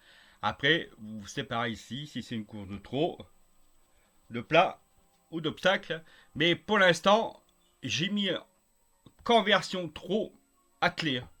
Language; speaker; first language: French; native; French